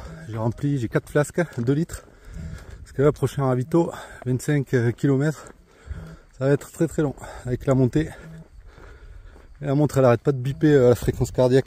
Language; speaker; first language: French; native; French